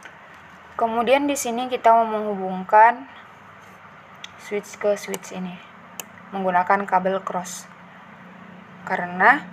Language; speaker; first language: Indonesian; native; Indonesian